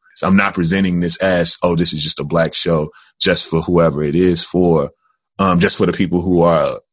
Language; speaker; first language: English; native; English